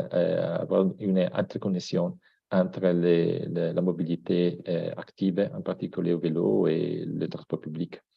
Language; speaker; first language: French; non-native, fluent; Italian